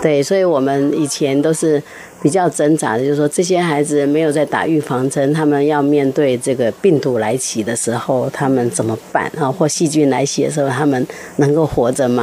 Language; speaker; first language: Chinese; native; Chinese